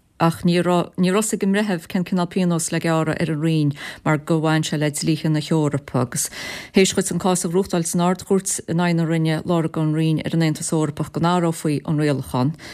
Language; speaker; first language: Irish; native; Irish